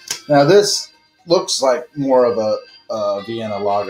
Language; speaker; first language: English; native; English